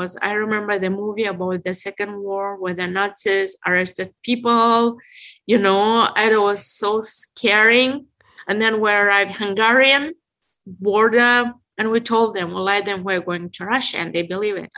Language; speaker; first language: English; non-native, fluent; Uzbek